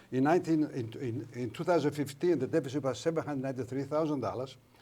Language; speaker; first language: English; non-native, fluent; Greek